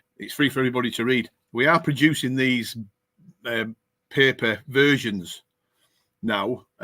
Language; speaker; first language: English; native; English